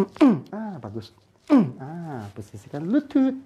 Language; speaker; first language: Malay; non-native, local second language; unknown